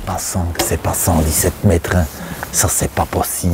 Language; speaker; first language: French; native; French